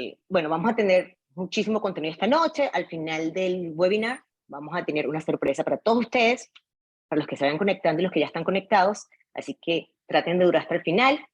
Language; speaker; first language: Spanish; native; Spanish